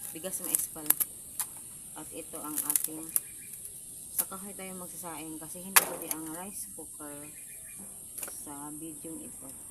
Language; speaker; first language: Filipino; non-native, local second language; Cebuano